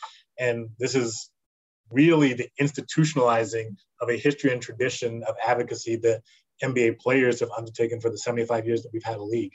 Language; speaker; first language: English; native; English